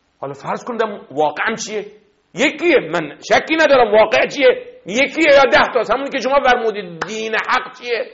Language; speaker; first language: Persian; non-native, fluent; Arabic